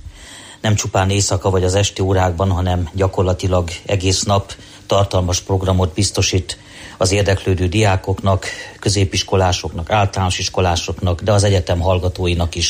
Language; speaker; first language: Hungarian; native; Hungarian